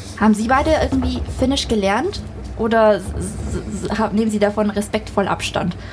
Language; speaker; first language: German; early bilingual, other home language; Vietnamese